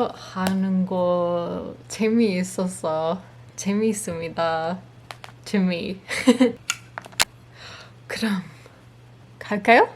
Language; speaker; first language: Korean; non-native, learner; English